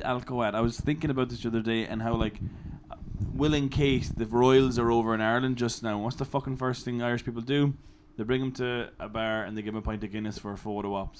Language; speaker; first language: English; native; English